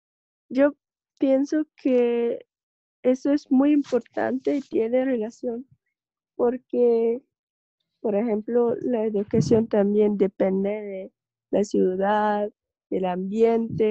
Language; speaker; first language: Spanish; non-native, learner; Russian